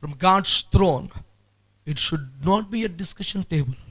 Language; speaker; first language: English; non-native, local second language; Telugu